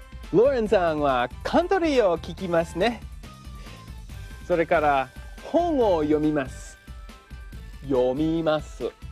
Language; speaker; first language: Japanese; non-native, fluent; English